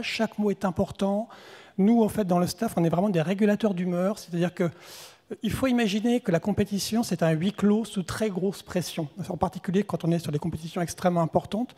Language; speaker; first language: French; native; French